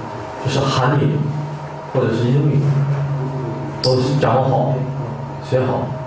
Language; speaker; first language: Chinese; non-native, fluent; Korean